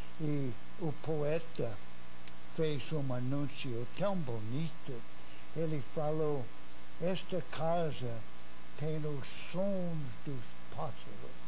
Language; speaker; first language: Portuguese; non-native, fluent; English